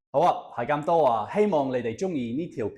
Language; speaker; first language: Cantonese; non-native, fluent; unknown